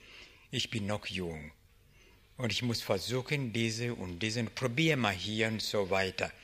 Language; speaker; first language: German; non-native, learner; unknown